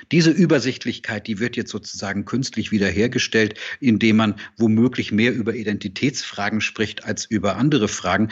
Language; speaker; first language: German; native; German